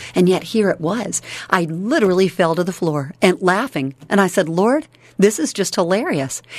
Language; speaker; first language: English; native; English